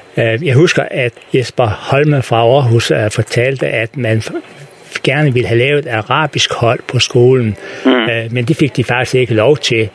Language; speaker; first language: Danish; native; Danish